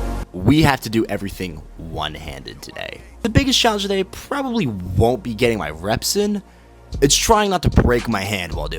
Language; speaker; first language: English; native; English